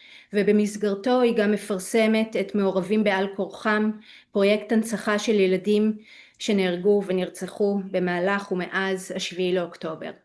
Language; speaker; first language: Hebrew; native; Hebrew